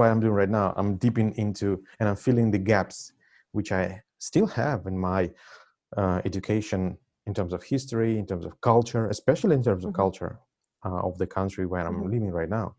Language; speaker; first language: English; non-native, fluent; Russian